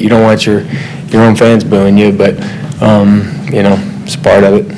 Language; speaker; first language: English; native; English